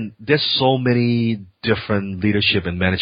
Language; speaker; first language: English; non-native, local second language; Cantonese